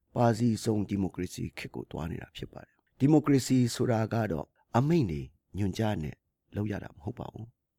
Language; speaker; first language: Burmese; non-native, local second language; Kachin